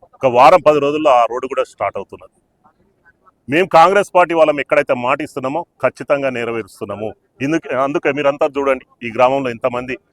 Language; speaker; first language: Telugu; native; Telugu